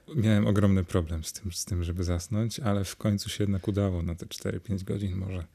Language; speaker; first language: Polish; native; Polish